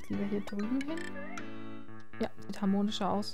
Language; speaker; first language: German; native; German